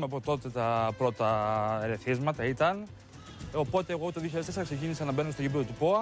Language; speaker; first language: Greek; native; Greek